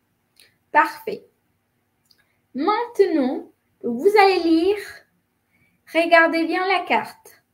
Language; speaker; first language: French; non-native, fluent; Spanish